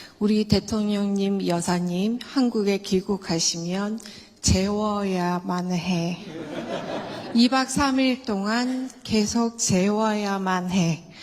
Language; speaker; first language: Korean; native; Korean